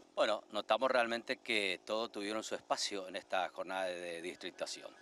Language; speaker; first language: Spanish; native; Spanish